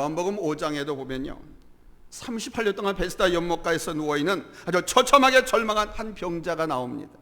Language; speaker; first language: Korean; native; Korean